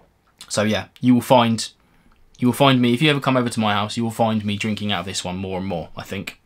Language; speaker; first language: English; native; English